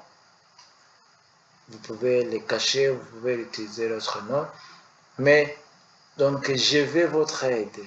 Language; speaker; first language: French; non-native, learner; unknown